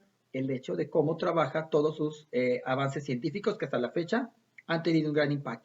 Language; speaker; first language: Spanish; native; Spanish